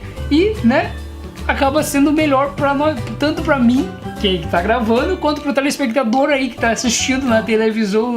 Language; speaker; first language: Portuguese; native; Portuguese